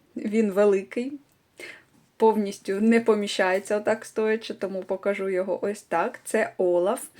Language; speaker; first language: Ukrainian; non-native, local second language; Russian